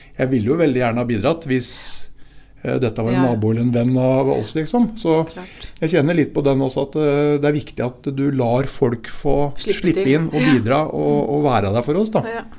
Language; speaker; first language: Norwegian; native; Norwegian